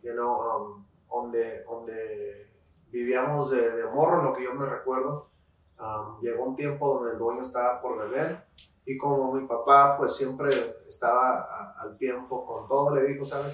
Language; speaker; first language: Spanish; early bilingual, heritage; Spanish